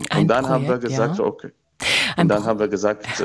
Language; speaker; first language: German; non-native, fluent; Hebrew